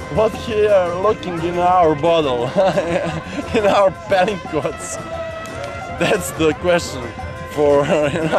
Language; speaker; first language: English; non-native, learner; Serbian